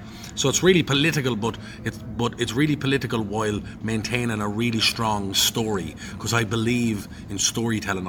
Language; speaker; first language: English; native; English